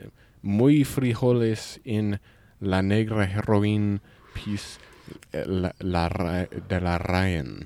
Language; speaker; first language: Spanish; non-native, learner; English